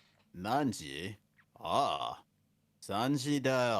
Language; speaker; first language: Japanese; non-native, learner; English